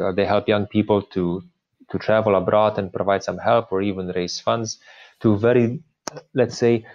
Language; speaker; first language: English; non-native, fluent; Slovenian